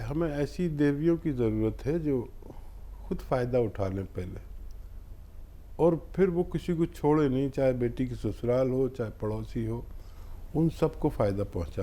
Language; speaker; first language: Hindi; native; Hindi